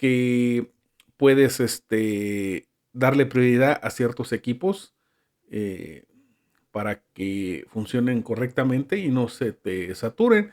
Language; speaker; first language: Spanish; native; Spanish